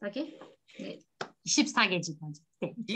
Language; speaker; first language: Korean; non-native, learner; Turkish